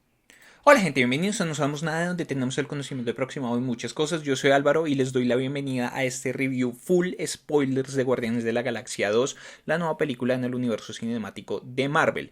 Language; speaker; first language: Spanish; native; Spanish